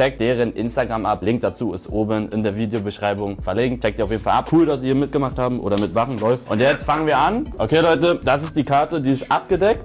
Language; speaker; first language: German; native; German